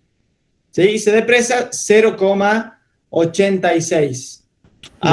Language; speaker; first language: Spanish; native; Spanish